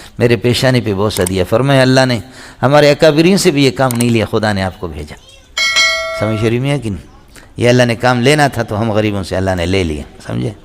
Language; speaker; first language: Urdu; non-native, local second language; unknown